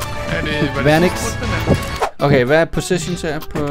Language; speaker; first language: Danish; native; Danish